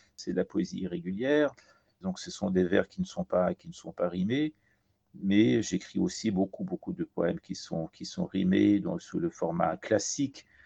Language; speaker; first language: French; early bilingual, other home language; Persian